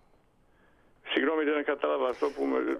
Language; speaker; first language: Greek; non-native, fluent; Bosnian